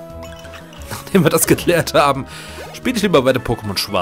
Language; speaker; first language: German; native; German